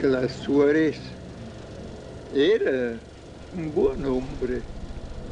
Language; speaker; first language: Spanish; non-native, fluent; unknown